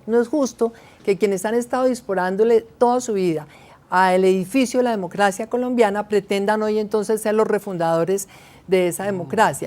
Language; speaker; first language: Spanish; native; Spanish